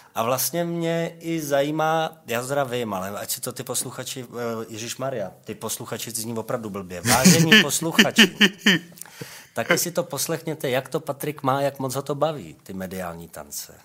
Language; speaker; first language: Czech; native; Czech